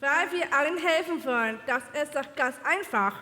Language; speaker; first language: German; non-native, learner; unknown